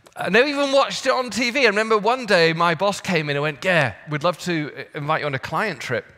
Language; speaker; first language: English; native; English